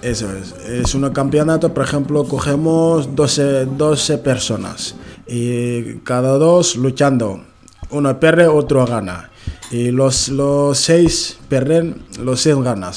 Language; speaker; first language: Spanish; non-native, learner; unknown